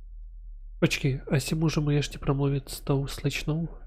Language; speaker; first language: Czech; non-native, learner; Ukrainian